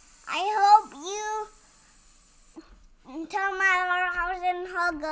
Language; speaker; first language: English; native; English